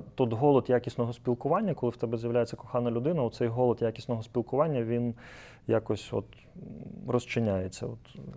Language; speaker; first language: Ukrainian; native; Ukrainian